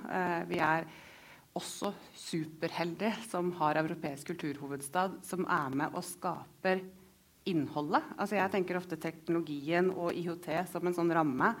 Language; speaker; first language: Norwegian; native; Norwegian